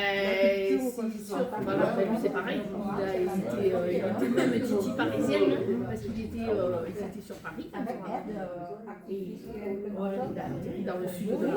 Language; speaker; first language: French; early bilingual, other home language; Vietnamese